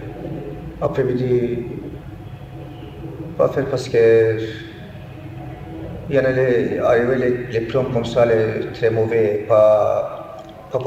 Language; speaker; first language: French; non-native, learner; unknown